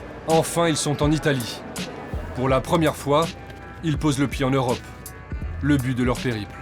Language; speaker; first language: French; native; French